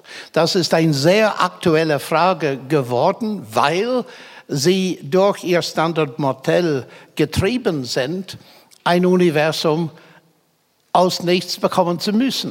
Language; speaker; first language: German; non-native, fluent; English